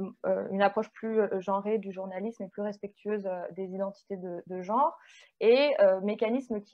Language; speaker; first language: French; native; French